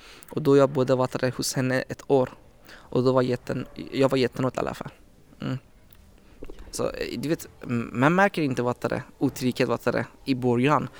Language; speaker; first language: Swedish; non-native, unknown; Persian